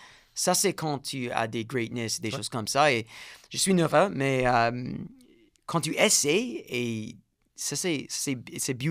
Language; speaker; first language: French; non-native, learner; English